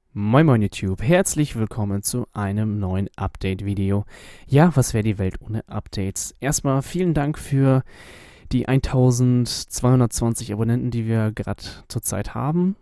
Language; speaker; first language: German; native; German